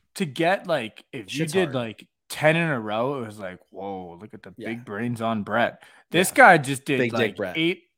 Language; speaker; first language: English; native; English